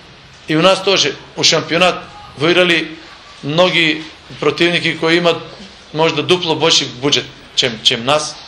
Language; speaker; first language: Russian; non-native, learner; Macedonian